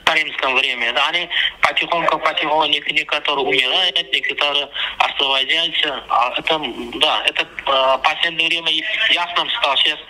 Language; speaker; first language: Russian; non-native, local second language; Turkmen